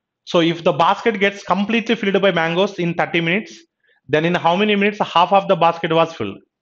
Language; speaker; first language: English; non-native, local second language; Telugu